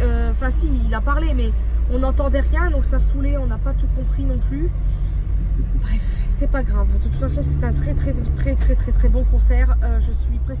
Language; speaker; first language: French; native; French